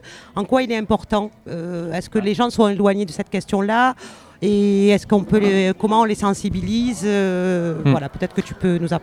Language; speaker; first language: French; native; French